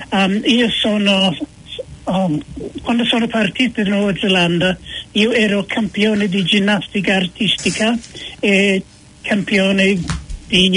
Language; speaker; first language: Italian; non-native, fluent; English